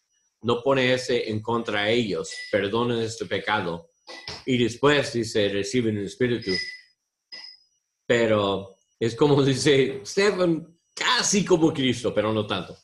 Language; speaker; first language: Spanish; non-native, learner; English